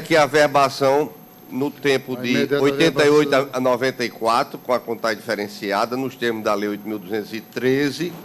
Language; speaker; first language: Portuguese; native; Portuguese